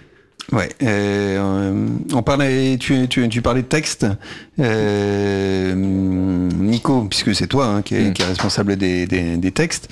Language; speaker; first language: French; native; French